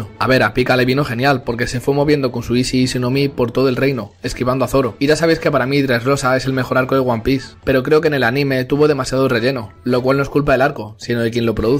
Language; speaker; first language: Spanish; native; Spanish